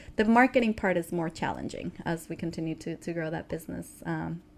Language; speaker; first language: English; non-native, fluent; Spanish